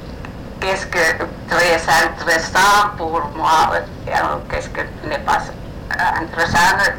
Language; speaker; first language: French; non-native, learner; Finnish